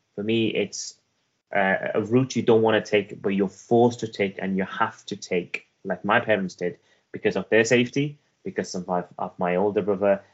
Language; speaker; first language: English; early bilingual, other home language; Persian